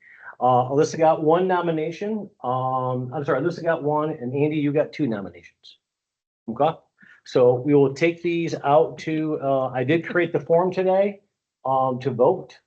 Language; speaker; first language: English; native; English